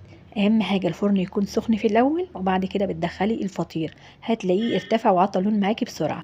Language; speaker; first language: Arabic; native; Arabic